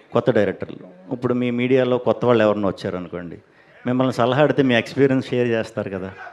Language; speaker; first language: Telugu; native; Telugu